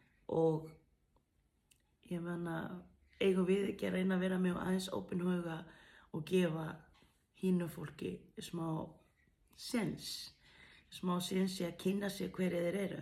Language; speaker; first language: Icelandic; non-native, fluent; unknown